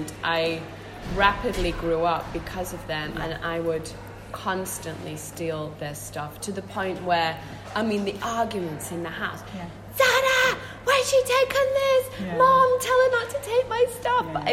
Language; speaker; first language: English; native; English